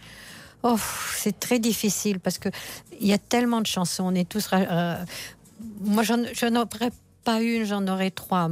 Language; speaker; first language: French; native; French